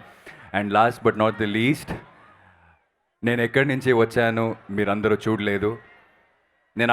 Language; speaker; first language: Telugu; non-native, fluent; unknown